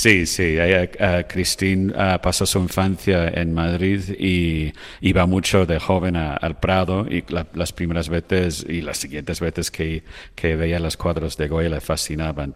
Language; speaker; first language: Spanish; non-native, fluent; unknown